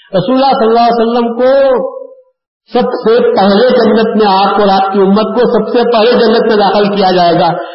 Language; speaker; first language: Urdu; native; Urdu